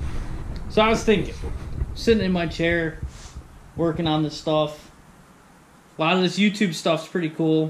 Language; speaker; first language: English; native; English